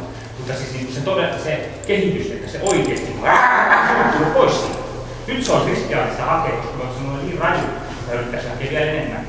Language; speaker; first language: Finnish; native; Finnish